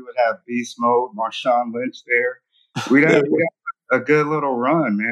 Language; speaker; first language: English; native; English